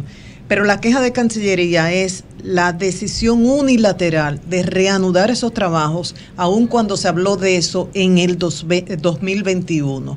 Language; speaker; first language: Spanish; native; Spanish